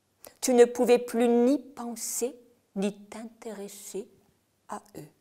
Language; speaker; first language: French; native; French